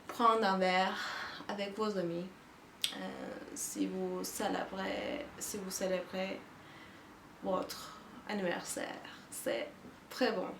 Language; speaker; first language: French; non-native, learner; Turkish